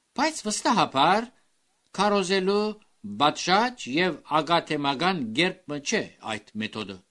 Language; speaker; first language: Armenian; early bilingual, heritage; Armenian